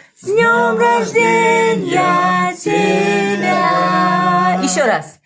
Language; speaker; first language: Russian; native; Russian